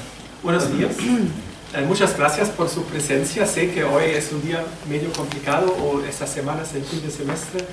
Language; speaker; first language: Spanish; non-native, fluent; German